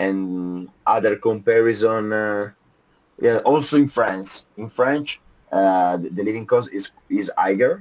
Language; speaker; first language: English; non-native, fluent; Italian